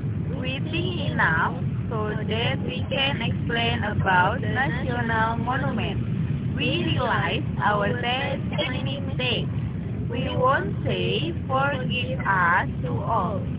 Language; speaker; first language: English; non-native, learner; Indonesian